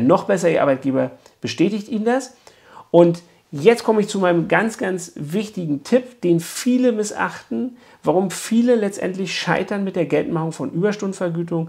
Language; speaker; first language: German; native; German